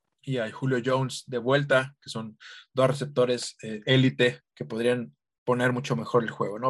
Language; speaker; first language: Spanish; native; Spanish